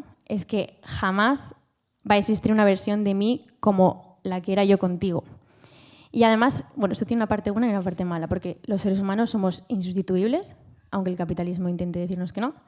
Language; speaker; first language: Spanish; native; Spanish